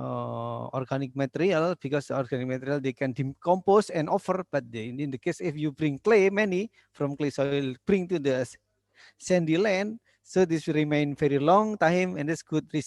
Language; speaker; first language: English; non-native, learner; Indonesian